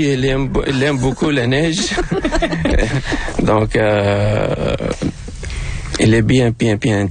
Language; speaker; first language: French; non-native, local second language; Arabic